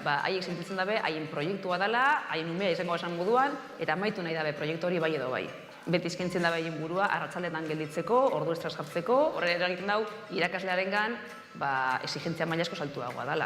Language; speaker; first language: Basque; native; Basque